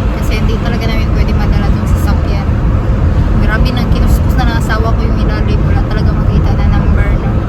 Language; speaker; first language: Filipino; non-native, local second language; Cebuano